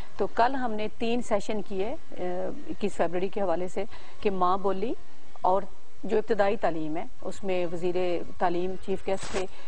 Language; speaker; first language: Urdu; non-native, local second language; Punjabi